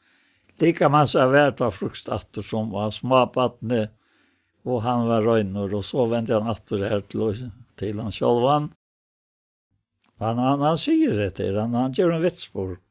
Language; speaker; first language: Danish; non-native, local second language; Faroese